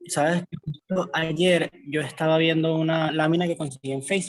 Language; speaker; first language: Spanish; native; Spanish